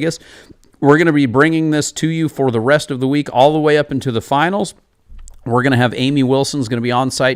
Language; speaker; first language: English; native; English